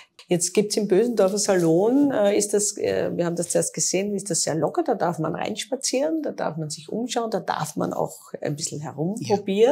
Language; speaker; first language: German; native; German